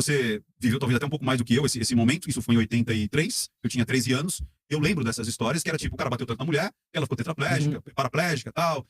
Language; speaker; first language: Portuguese; native; Portuguese